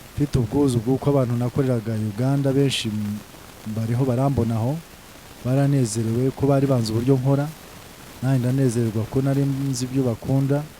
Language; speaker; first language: Kinyarwanda; early bilingual, heritage; Kinyarwanda